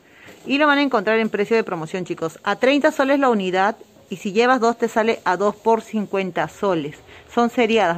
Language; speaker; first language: Spanish; native; Spanish